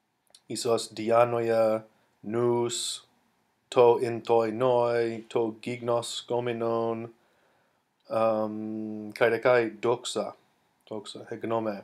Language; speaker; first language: Greek; non-native, fluent; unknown